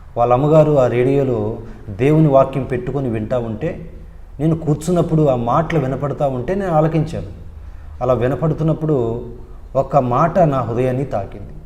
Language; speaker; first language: Telugu; non-native, local second language; Urdu